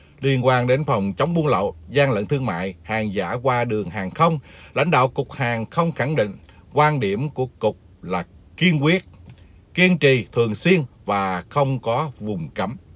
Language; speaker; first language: Vietnamese; native; Vietnamese